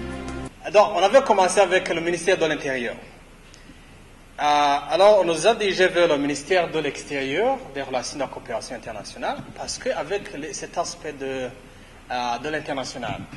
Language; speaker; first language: French; non-native, local second language; Rundi